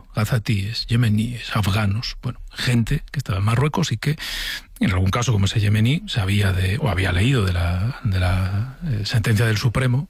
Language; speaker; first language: Spanish; native; Spanish